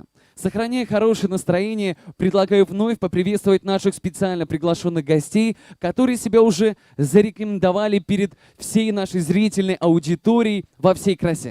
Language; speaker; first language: Russian; native; Russian